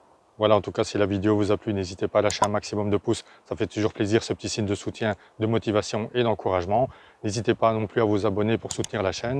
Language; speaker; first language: French; native; French